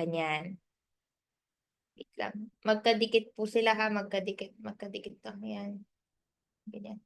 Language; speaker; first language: Filipino; native; Filipino